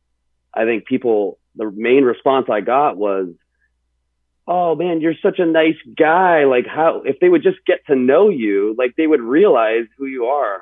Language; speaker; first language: English; native; English